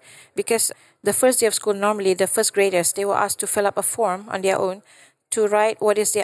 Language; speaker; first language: English; non-native, local second language; Malay